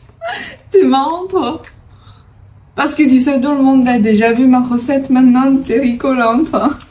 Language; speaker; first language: French; non-native, fluent; Chinese